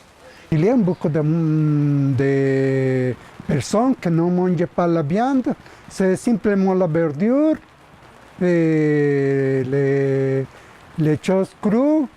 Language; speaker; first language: French; non-native, learner; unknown